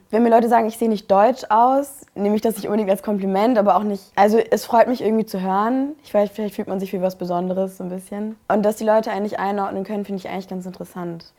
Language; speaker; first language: German; native; German